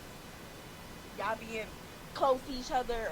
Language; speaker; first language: English; native; English